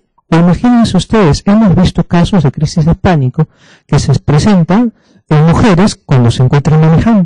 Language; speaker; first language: Spanish; native; Spanish